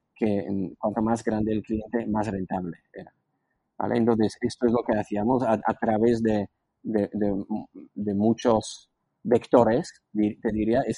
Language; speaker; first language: Spanish; non-native, fluent; Slovak